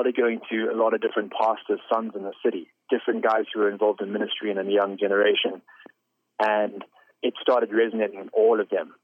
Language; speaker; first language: English; native; English